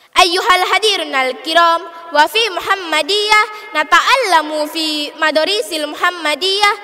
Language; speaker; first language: Arabic; non-native, learner; Indonesian